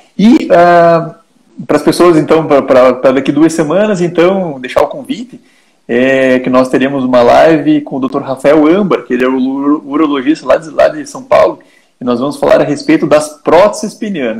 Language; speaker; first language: Portuguese; native; Portuguese